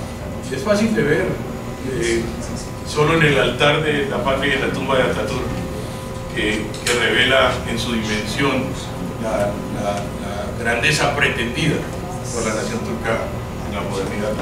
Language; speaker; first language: Spanish; native; Spanish